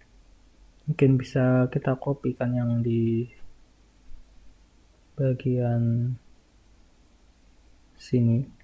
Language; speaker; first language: Indonesian; native; Indonesian